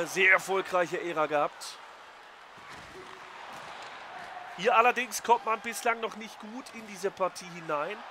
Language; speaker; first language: German; native; German